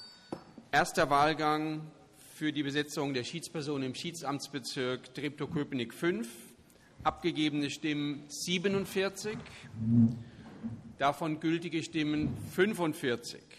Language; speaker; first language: German; native; German